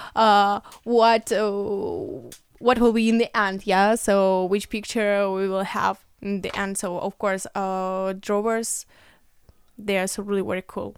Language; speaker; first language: English; non-native, learner; Ukrainian